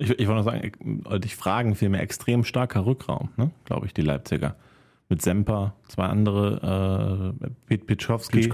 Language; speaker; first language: German; native; German